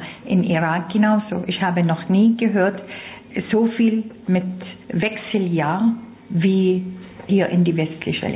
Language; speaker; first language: German; non-native, fluent; Arabic